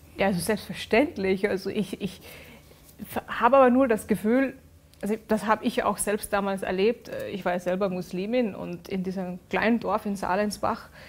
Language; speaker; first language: German; early bilingual, other home language; Urdu